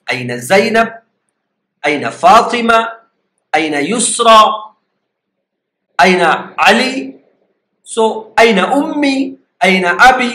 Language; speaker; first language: Arabic; non-native, fluent; Urdu